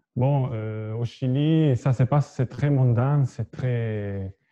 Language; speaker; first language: French; non-native, fluent; Spanish